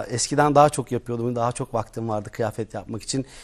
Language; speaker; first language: Turkish; native; Turkish